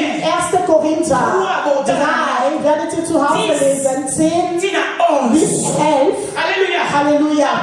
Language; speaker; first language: German; non-native, fluent; French